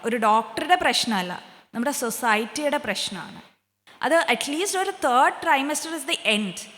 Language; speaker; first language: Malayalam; early bilingual, heritage; Malayalam